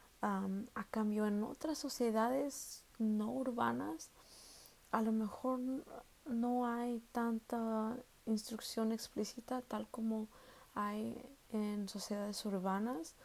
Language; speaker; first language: Spanish; early bilingual, heritage; Spanish